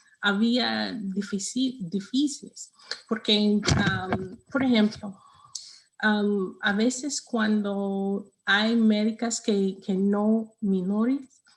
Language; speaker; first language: Spanish; non-native, learner; English